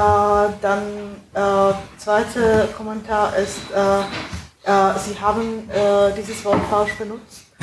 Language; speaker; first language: German; non-native, fluent; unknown